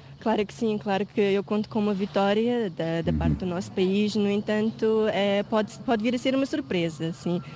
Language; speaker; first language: Portuguese; early bilingual, other home language; Uzbek